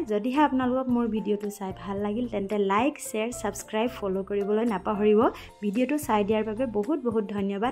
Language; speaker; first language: Assamese; non-native, local second language; Nepali